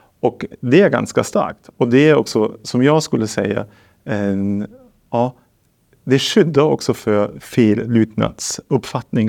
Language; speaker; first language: Swedish; non-native, fluent; German